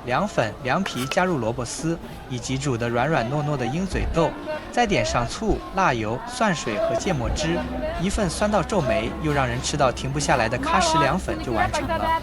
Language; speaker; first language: Chinese; native; Chinese